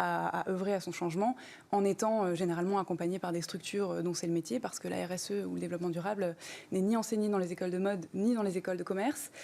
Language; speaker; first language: French; native; French